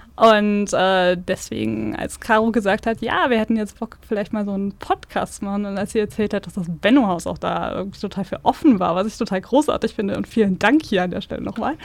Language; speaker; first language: German; native; German